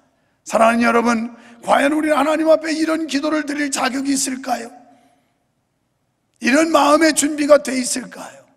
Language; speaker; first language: Korean; native; Korean